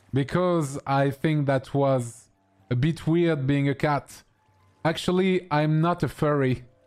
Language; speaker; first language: English; non-native, fluent; French